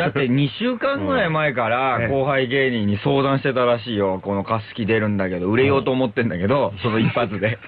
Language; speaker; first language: Japanese; native; Japanese